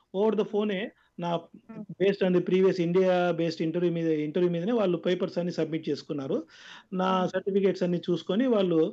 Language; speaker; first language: Telugu; native; Telugu